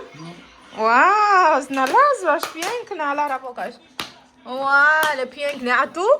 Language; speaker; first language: Polish; non-native, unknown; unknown